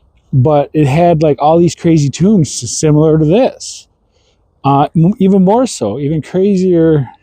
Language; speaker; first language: English; native; English